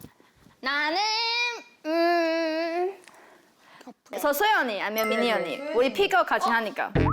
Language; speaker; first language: Korean; non-native, fluent; Chinese